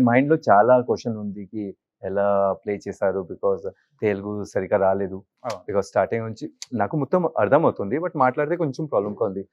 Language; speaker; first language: Telugu; non-native, learner; Hindi